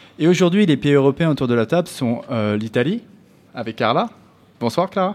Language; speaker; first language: French; native; French